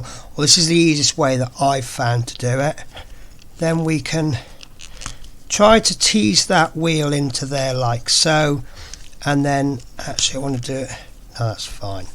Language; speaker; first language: English; native; English